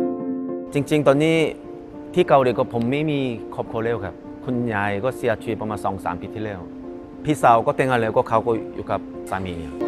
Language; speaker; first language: Thai; non-native, fluent; Korean